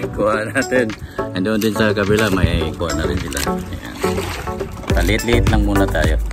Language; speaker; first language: Filipino; non-native, local second language; Cebuano